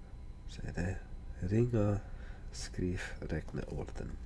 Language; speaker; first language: Swedish; non-native, learner; English